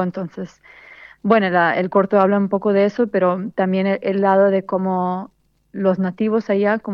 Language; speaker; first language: Spanish; early bilingual, heritage; Spanish